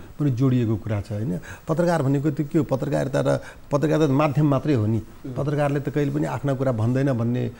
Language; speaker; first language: Nepali; non-native, local second language; Maithili